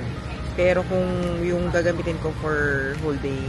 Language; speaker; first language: Filipino; native; Filipino